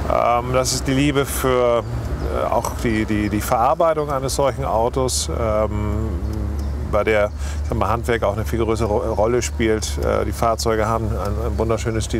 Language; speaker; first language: German; native; German